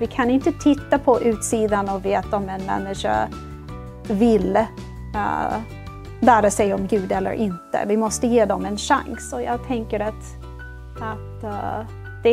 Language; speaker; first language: Swedish; non-native, fluent; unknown